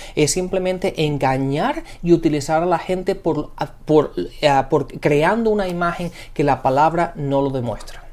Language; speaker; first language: Spanish; early bilingual, heritage; Spanish